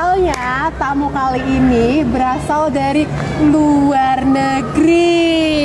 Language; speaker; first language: Indonesian; native; Indonesian